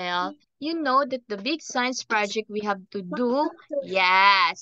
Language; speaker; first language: English; non-native, fluent; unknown